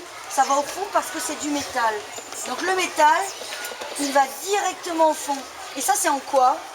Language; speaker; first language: French; native; French